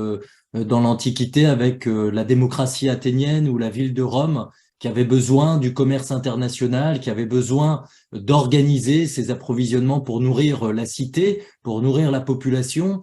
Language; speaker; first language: French; native; French